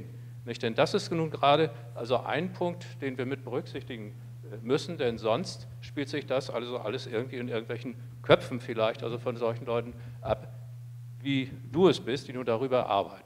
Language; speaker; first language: German; native; German